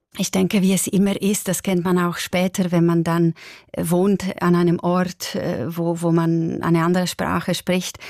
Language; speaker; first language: German; non-native, local second language; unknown